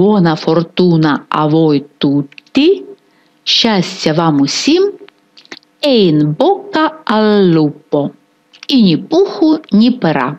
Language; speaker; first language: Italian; non-native, fluent; Ukrainian